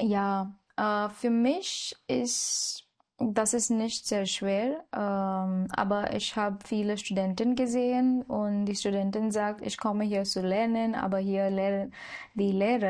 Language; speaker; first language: German; non-native, learner; Marathi